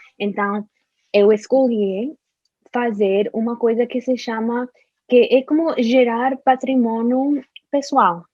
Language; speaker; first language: Portuguese; non-native, fluent; English